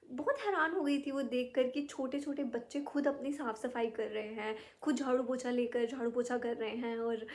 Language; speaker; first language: Hindi; native; Hindi